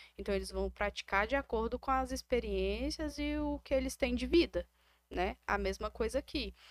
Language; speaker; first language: Portuguese; native; Portuguese